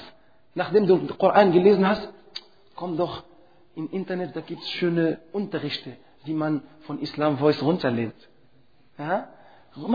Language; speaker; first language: German; non-native, fluent; Arabic